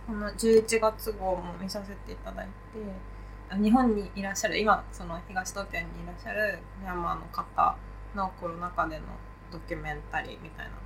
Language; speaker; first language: Japanese; native; Japanese